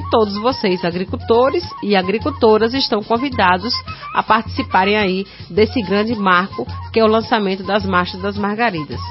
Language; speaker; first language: Portuguese; native; Portuguese